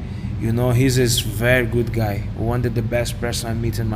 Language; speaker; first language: English; non-native, learner; Portuguese